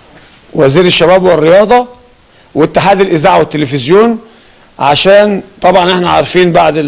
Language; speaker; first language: Arabic; native; Arabic